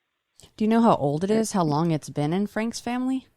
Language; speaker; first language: English; native; English